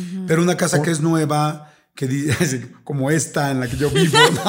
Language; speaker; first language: Spanish; native; Spanish